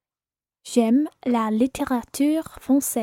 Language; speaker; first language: French; non-native, learner; English